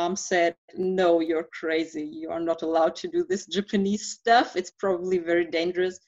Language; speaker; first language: English; non-native, fluent; German